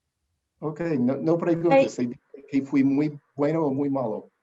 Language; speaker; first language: Spanish; non-native, learner; English